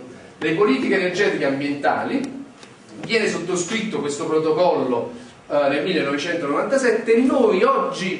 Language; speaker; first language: Italian; native; Italian